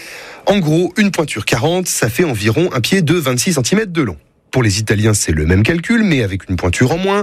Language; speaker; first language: French; native; French